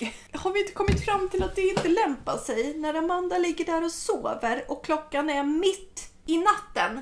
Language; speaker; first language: Swedish; native; Swedish